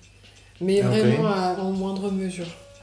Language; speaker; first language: French; native; French